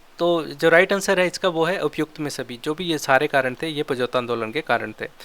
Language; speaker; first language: Hindi; non-native, local second language; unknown